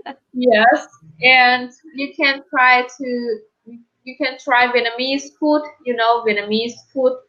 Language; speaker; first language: English; non-native, learner; Vietnamese